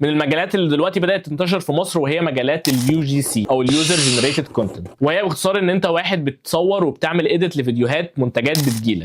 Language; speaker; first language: Arabic; native; Arabic